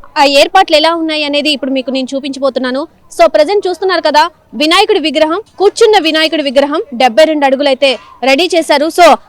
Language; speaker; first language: Telugu; native; Telugu